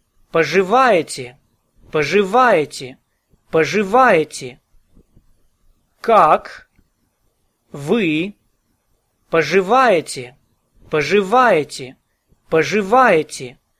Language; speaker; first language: Russian; non-native, learner; English